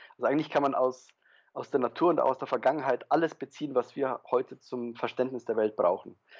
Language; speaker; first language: German; early bilingual, other home language; Polish